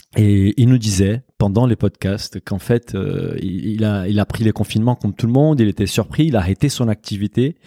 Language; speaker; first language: French; non-native, fluent; Portuguese